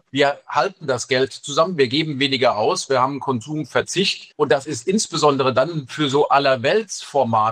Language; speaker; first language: German; native; German